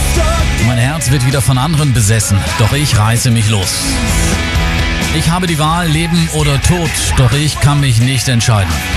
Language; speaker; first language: German; native; German